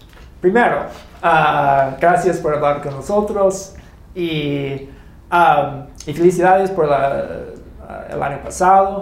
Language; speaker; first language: Spanish; non-native, fluent; English